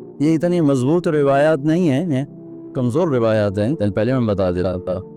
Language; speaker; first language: Urdu; non-native, local second language; Punjabi